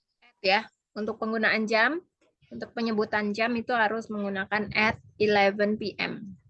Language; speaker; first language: Indonesian; native; Indonesian